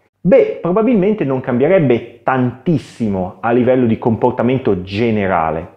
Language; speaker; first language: Italian; native; Italian